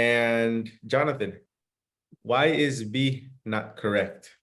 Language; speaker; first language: English; early bilingual, other home language; Spanish